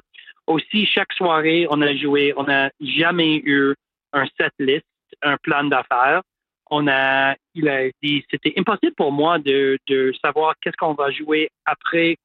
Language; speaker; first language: French; non-native, local second language; English